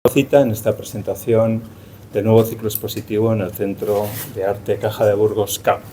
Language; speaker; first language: Spanish; native; Spanish